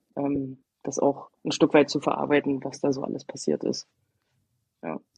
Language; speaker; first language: German; native; German